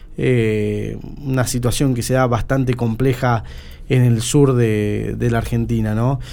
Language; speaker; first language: Spanish; native; Spanish